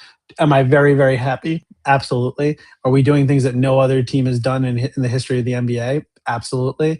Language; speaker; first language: English; native; English